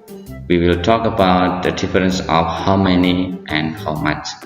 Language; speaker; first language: English; non-native, fluent; Indonesian